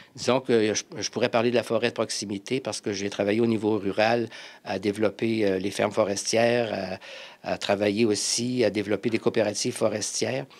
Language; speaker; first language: French; native; French